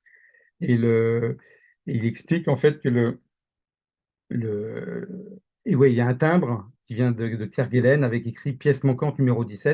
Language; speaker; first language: French; native; French